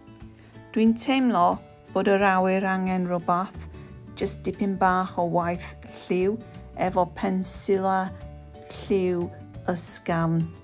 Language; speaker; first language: Welsh; non-native, local second language; English